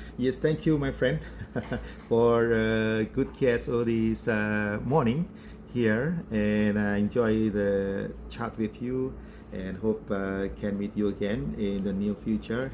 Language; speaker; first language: English; non-native, learner; Indonesian